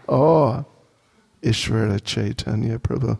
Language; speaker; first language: Russian; non-native, learner; English